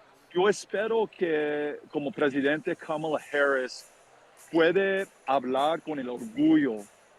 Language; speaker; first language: Spanish; non-native, fluent; English